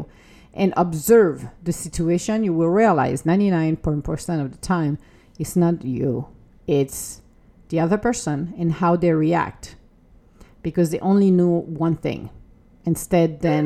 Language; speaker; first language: English; non-native, fluent; French